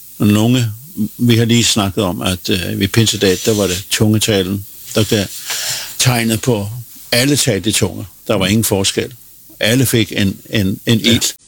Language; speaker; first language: Danish; non-native, local second language; Faroese